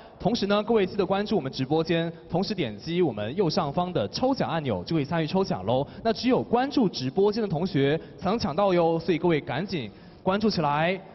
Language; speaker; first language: Chinese; native; Chinese